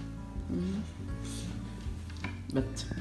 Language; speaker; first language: English; non-native, fluent; Vietnamese